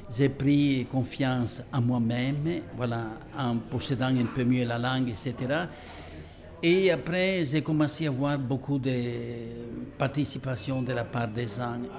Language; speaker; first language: French; non-native, fluent; Italian